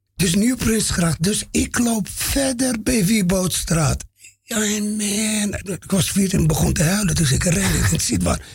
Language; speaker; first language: Dutch; non-native, fluent; Arabic